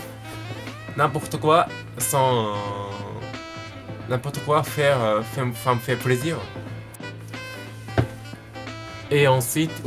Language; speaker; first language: French; non-native, learner; Japanese